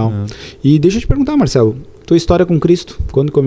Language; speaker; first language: Portuguese; native; Portuguese